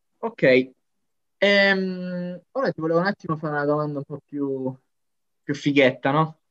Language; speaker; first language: Italian; native; Italian